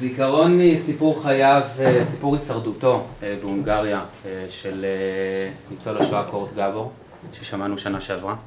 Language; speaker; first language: Hebrew; native; Hebrew